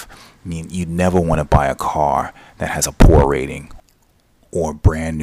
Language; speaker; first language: English; native; English